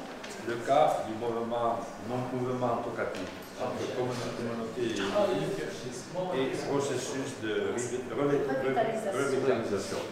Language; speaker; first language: French; non-native, local second language; Italian